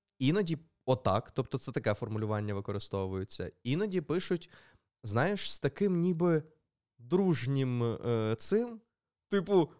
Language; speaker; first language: Ukrainian; native; Ukrainian